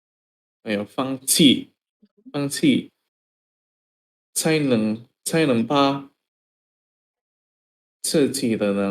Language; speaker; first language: Chinese; non-native, learner; Indonesian